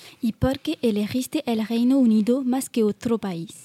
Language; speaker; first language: Spanish; non-native, learner; French